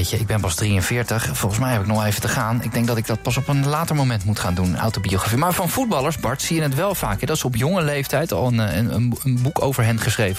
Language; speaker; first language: Dutch; native; Dutch